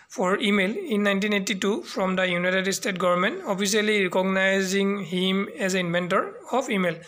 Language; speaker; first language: English; non-native, local second language; Assamese